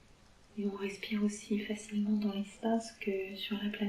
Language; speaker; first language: French; native; French